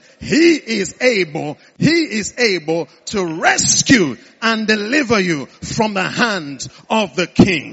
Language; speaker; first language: English; non-native, local second language; Igbo